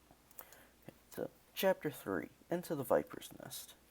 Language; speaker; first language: English; native; English